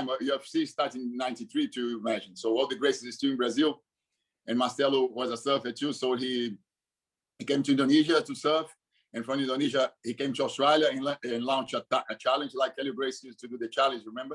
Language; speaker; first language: English; non-native, fluent; Portuguese